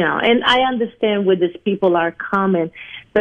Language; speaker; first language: English; non-native, fluent; Spanish